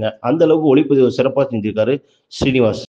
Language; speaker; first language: Tamil; native; Tamil